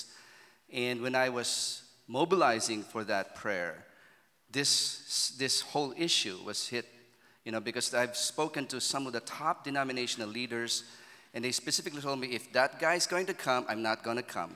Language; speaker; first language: English; non-native, local second language; Filipino